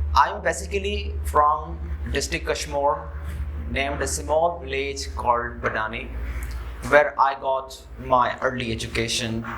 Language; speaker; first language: English; non-native, local second language; Sindhi